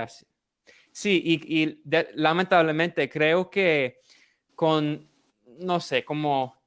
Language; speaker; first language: Spanish; non-native, fluent; English